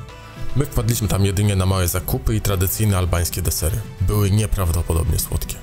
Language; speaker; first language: Polish; native; Polish